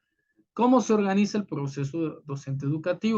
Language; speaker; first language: Spanish; native; Spanish